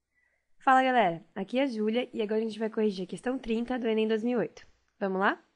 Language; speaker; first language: Portuguese; native; Portuguese